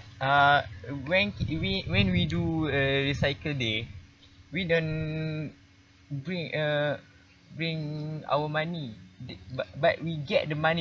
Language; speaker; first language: English; non-native, learner; Malay